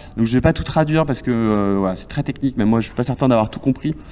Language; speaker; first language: French; native; French